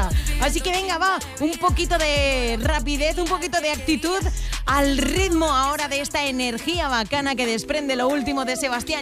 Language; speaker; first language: Spanish; native; Spanish